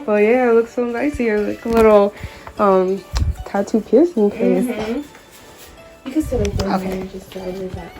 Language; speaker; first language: English; native; English